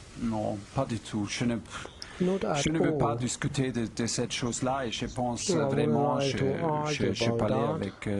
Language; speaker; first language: French; non-native, fluent; German